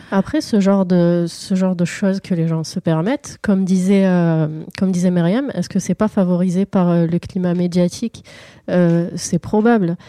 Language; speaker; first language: French; early bilingual, other home language; Arabic